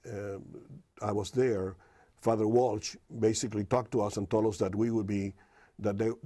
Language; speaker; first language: English; non-native, fluent; Spanish